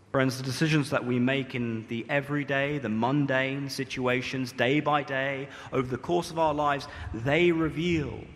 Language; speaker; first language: English; native; English